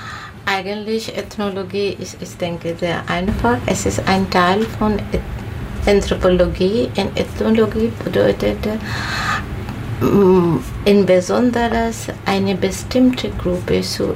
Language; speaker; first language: German; non-native, learner; Bangla